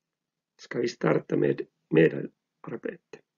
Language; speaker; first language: Swedish; non-native, local second language; Finnish